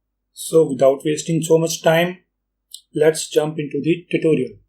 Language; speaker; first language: English; non-native, local second language; Hindi